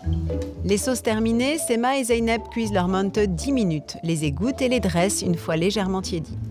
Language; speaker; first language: French; native; French